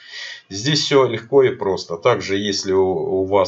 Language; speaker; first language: Russian; native; Russian